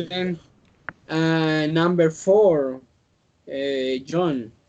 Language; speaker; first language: English; non-native, learner; Spanish